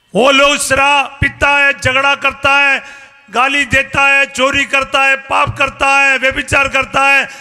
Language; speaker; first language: Hindi; non-native, fluent; Malayalam